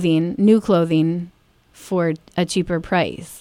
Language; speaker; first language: English; native; English